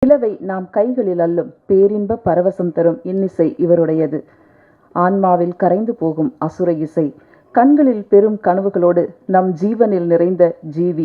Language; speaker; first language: Tamil; native; Tamil